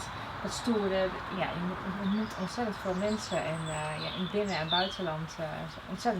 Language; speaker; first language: Dutch; native; Dutch